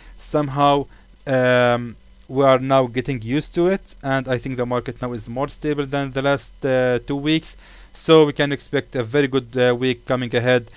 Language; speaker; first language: English; non-native, fluent; Arabic